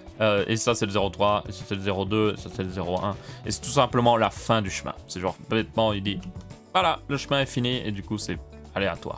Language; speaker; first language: French; native; French